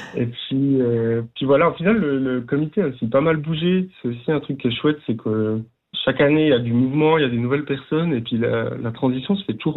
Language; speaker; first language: French; native; French